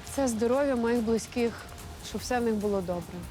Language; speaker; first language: Ukrainian; native; Ukrainian